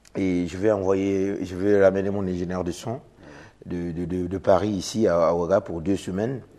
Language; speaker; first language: French; non-native, local second language; Mossi